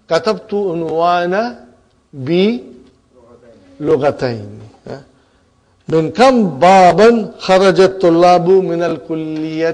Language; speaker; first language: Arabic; non-native, fluent; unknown